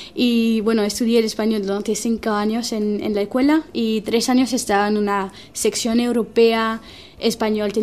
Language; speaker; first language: Spanish; non-native, fluent; French